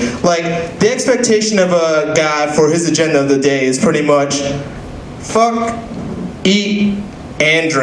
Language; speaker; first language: English; native; English